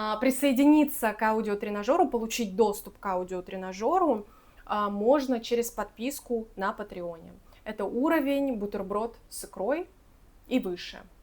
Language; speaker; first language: Russian; native; Russian